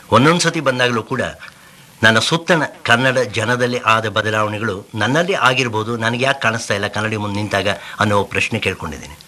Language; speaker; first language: Kannada; native; Kannada